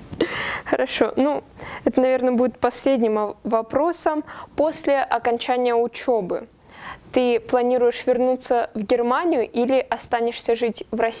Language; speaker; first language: Russian; native; Russian